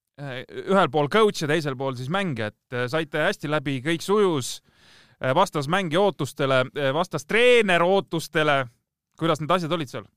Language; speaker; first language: Estonian; native; Estonian